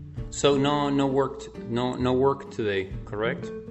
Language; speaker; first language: English; non-native, fluent; Spanish